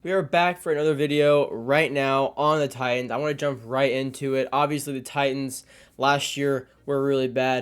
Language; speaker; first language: English; native; English